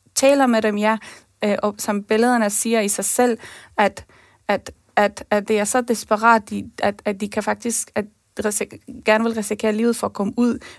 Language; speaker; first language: Danish; early bilingual, other home language; Persian